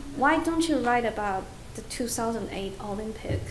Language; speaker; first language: English; non-native, fluent; Chinese